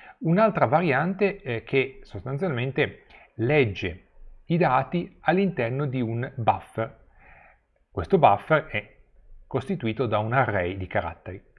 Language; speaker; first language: Italian; native; Italian